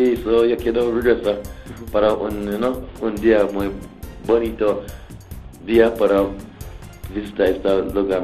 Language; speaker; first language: Spanish; non-native, learner; English